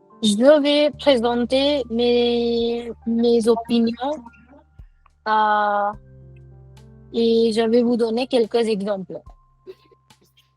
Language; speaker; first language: French; non-native, fluent; Hindi